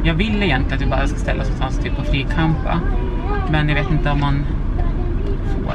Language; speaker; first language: Swedish; native; Swedish